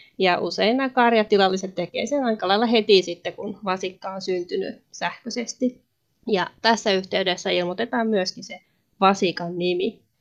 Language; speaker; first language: Finnish; native; Finnish